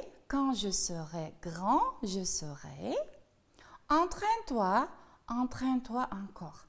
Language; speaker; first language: French; non-native, fluent; Uzbek